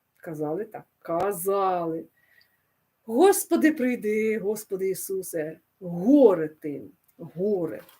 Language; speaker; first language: Ukrainian; non-native, local second language; Russian